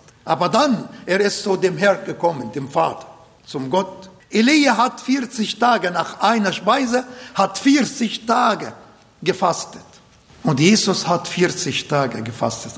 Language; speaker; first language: German; non-native, fluent; Arabic